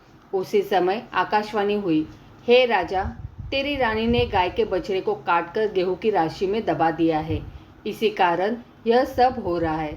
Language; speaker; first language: Hindi; native; Hindi